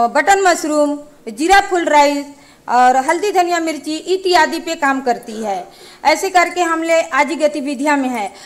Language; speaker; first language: Hindi; native; Hindi